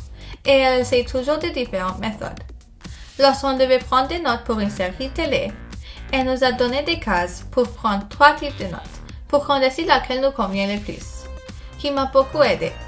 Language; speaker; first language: French; early bilingual, other home language; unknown